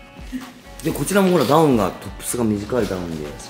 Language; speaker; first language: Japanese; native; Japanese